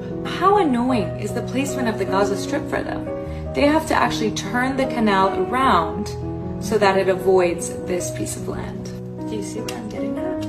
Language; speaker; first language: English; native; English